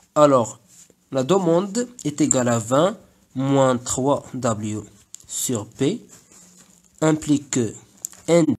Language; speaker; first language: French; non-native, local second language; Arabic